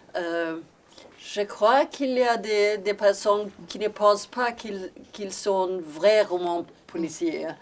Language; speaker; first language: French; non-native, learner; Swedish